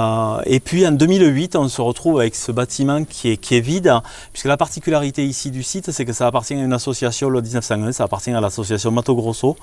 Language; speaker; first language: French; native; French